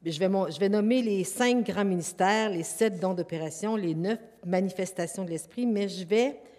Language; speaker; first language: French; native; French